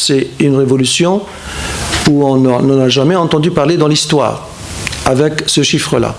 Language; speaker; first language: French; non-native, fluent; Arabic